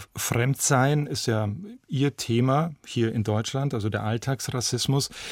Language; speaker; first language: German; native; German